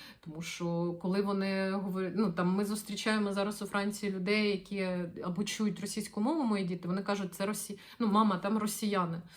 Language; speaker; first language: Ukrainian; non-native, local second language; Russian